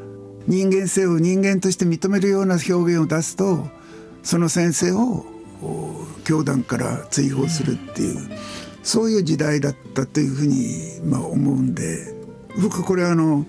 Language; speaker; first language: Japanese; native; Japanese